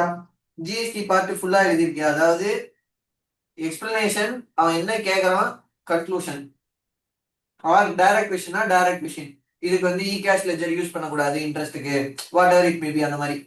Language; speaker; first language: Tamil; native; Tamil